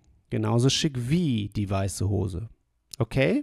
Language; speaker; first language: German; non-native, fluent; English